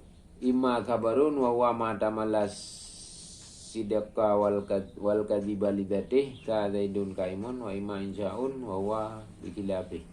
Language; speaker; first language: Arabic; non-native, fluent; Achinese